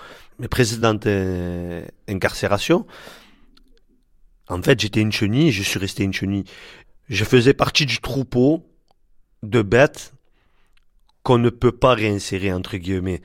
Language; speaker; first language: French; native; French